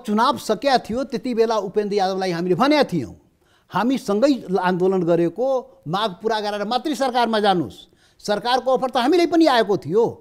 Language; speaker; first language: Nepali; non-native, local second language; Maithili